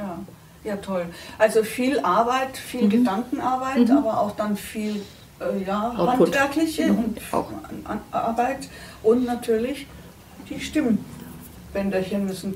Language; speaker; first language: German; native; German